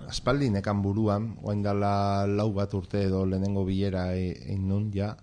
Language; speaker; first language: Basque; non-native, local second language; Spanish